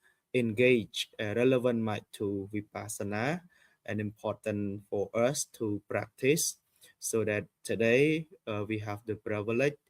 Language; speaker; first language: English; non-native, fluent; Khmer